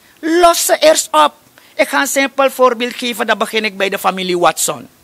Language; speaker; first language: Dutch; native; Dutch